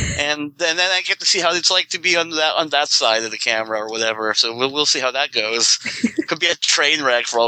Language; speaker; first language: English; non-native, local second language; Filipino